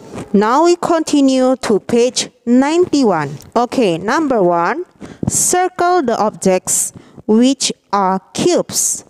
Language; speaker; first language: English; non-native, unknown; Indonesian